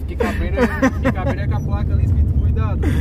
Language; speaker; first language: Portuguese; native; Portuguese